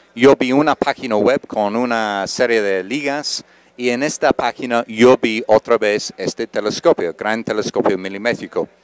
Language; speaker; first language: Spanish; non-native, fluent; English